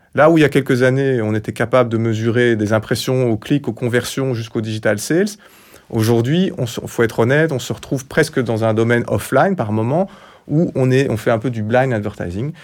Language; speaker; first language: French; native; French